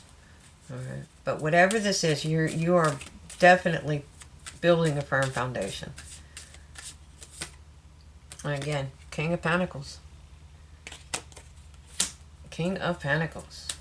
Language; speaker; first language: English; native; English